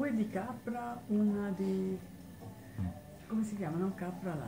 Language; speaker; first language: Italian; non-native, local second language; German